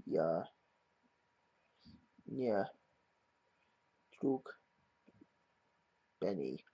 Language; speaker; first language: Russian; non-native, learner; English